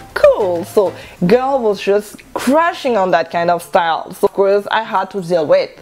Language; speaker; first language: English; non-native, local second language; French